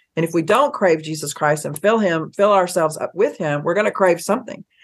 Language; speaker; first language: English; native; English